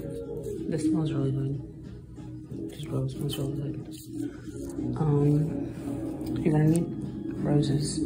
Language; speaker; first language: English; native; English